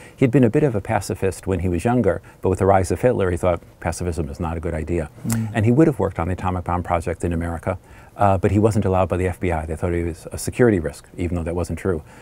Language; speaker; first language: English; native; English